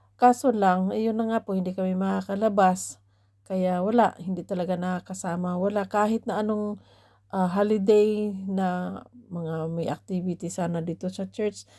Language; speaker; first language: Filipino; native; Filipino